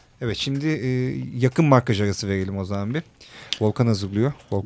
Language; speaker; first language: Turkish; native; Turkish